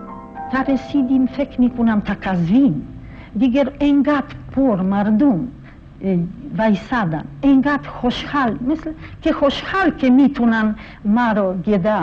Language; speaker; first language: Persian; non-native, fluent; Polish